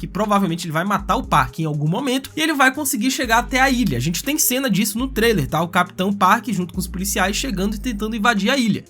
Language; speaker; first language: Portuguese; native; Portuguese